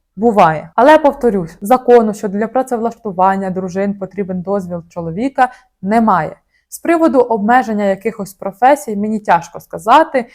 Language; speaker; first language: Ukrainian; native; Ukrainian